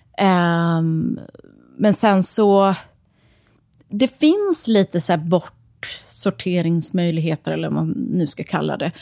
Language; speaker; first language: Swedish; early bilingual, other home language; Serbian